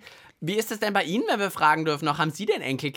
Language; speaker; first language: German; native; German